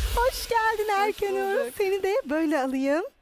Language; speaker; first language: Turkish; native; Turkish